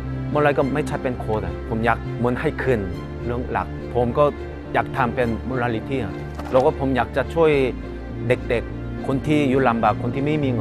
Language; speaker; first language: Thai; non-native, fluent; Korean